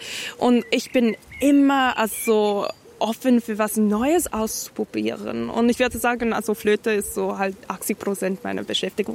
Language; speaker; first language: German; non-native, fluent; English